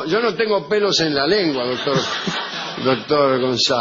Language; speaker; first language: Spanish; native; Spanish